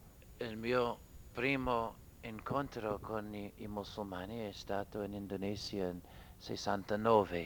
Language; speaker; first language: Italian; non-native, fluent; English